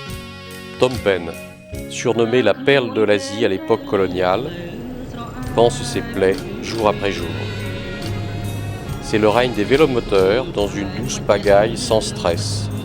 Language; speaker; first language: French; native; French